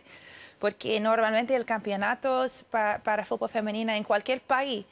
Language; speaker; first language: Spanish; early bilingual, heritage; English